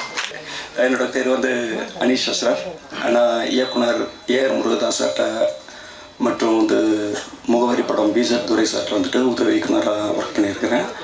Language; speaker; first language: Tamil; native; Tamil